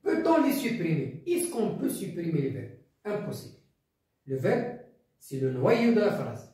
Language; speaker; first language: French; non-native, local second language; Arabic